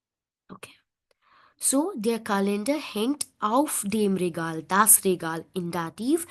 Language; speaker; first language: German; non-native, fluent; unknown